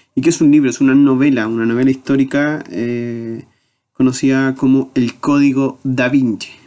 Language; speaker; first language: Spanish; native; Spanish